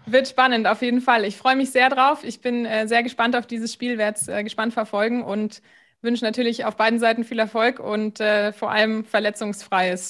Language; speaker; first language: German; native; German